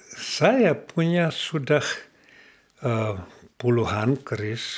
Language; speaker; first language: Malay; non-native, learner; Czech